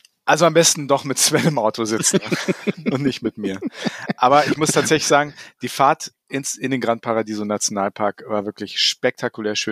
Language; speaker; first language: German; native; German